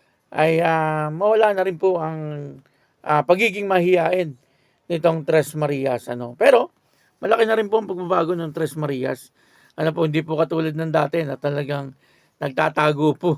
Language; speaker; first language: Filipino; non-native, local second language; Bikol